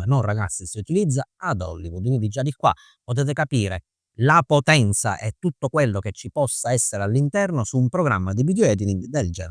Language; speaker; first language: Italian; native; Italian